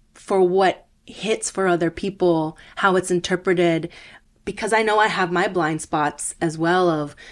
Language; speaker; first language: English; early bilingual, other home language; Spanish